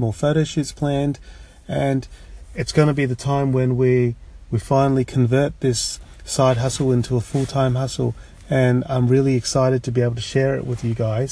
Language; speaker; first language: English; native; English